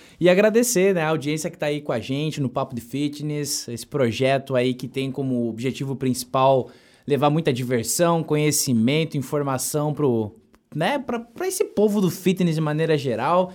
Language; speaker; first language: Portuguese; native; Portuguese